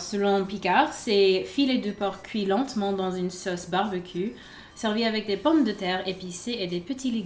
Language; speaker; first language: French; non-native, fluent; English